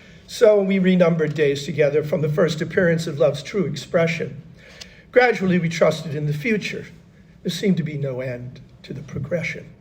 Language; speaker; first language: English; native; English